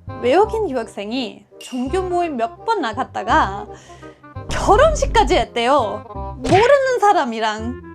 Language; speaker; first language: Korean; non-native, fluent; German